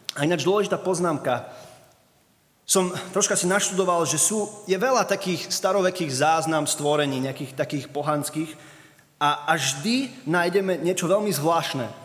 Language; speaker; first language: Slovak; early bilingual, other home language; English